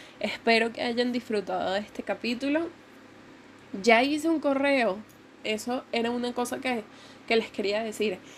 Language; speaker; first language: Spanish; native; Spanish